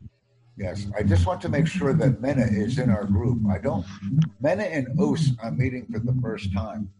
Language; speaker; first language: English; non-native, fluent; Romanian